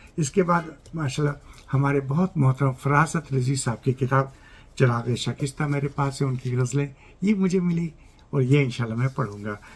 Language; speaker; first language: Urdu; native; Urdu